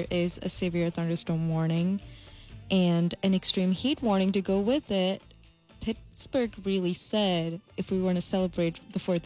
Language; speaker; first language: English; non-native, local second language; Malayalam